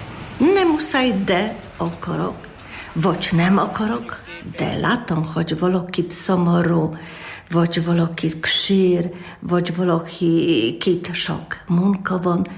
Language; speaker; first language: Hungarian; non-native, learner; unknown